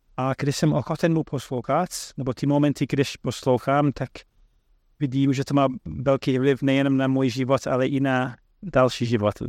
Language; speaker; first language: Czech; non-native, fluent; English